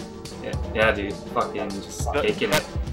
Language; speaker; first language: English; native; English